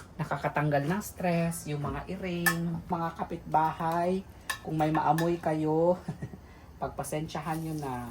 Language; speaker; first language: Filipino; non-native, local second language; Cebuano